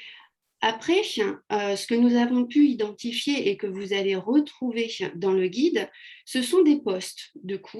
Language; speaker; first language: French; native; French